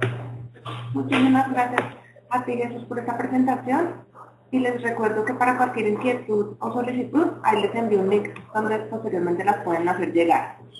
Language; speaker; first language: Spanish; native; Spanish